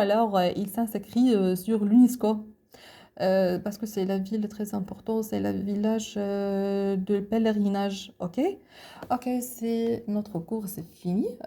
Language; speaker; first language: French; non-native, learner; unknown